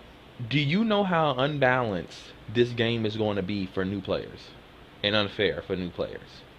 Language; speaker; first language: English; native; English